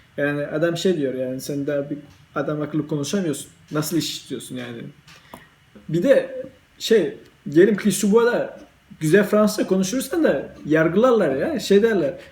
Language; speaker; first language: Turkish; early bilingual, heritage; Turkish